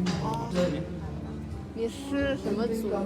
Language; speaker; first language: Chinese; non-native, learner; Indonesian